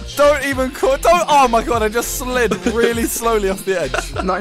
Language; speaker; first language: English; native; English